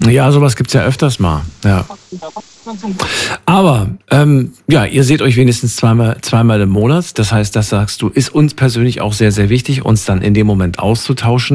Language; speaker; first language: German; native; German